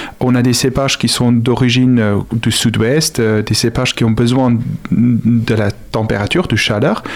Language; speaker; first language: French; non-native, fluent; Afrikaans